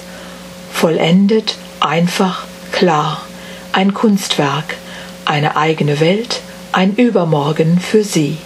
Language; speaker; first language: German; native; German